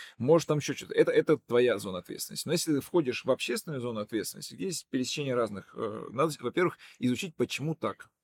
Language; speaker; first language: Russian; non-native, local second language; Udmurt